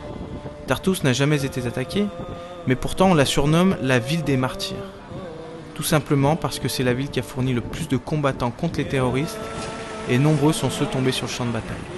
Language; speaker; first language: French; native; French